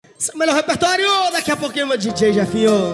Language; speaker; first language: Portuguese; native; Portuguese